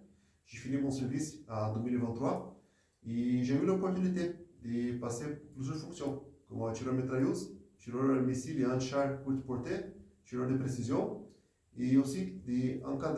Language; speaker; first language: French; non-native, fluent; Portuguese